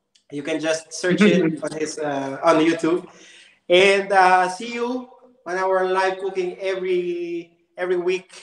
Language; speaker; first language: English; non-native, local second language; Filipino